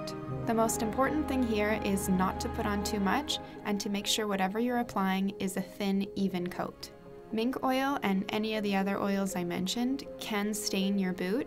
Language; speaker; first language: English; native; English